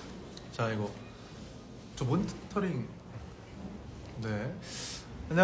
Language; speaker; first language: Korean; native; Korean